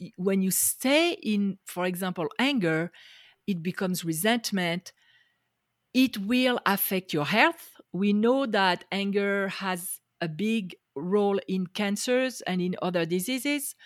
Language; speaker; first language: English; non-native, fluent; French